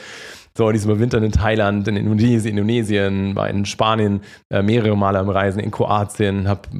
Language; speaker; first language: German; native; German